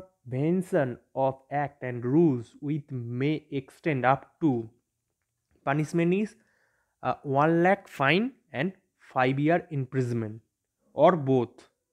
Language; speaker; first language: English; non-native, local second language; Bangla